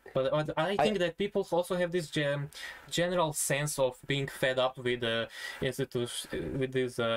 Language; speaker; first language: English; non-native, fluent; Croatian